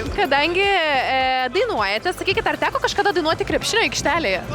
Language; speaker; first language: Lithuanian; native; Lithuanian